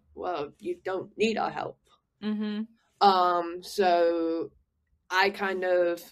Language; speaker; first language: English; native; English